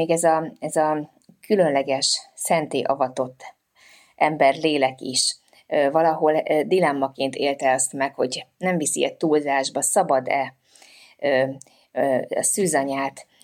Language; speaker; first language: Hungarian; native; Hungarian